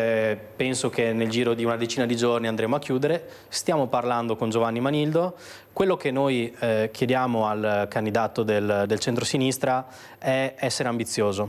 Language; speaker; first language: Italian; native; Italian